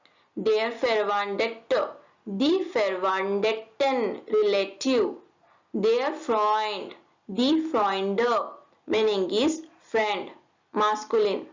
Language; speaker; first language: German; non-native, learner; Hindi